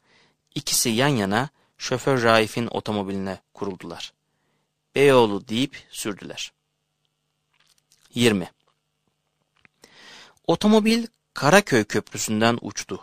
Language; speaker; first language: Turkish; native; Turkish